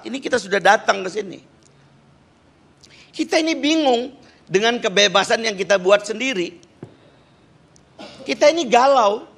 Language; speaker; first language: Indonesian; native; Indonesian